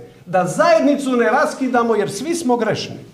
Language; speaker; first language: Croatian; native; Croatian